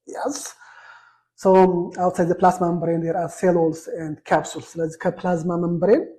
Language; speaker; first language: English; non-native, local second language; Amharic